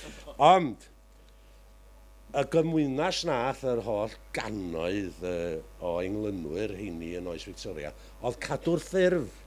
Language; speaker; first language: Welsh; native; Welsh